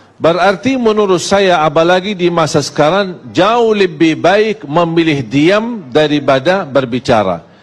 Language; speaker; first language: Malay; non-native, fluent; Arabic